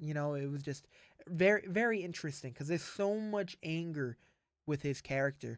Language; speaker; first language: English; native; English